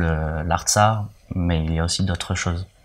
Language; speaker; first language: French; early bilingual, heritage; French